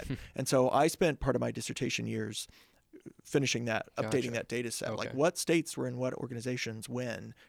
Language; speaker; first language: English; native; English